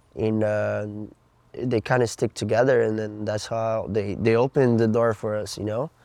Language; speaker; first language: English; non-native, fluent; Portuguese